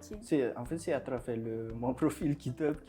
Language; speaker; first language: French; non-native, local second language; Malagasy